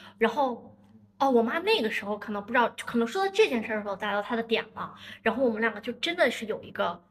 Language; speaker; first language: Chinese; native; Chinese